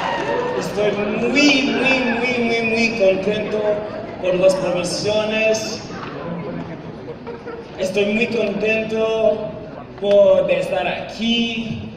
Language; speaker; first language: Spanish; non-native, learner; French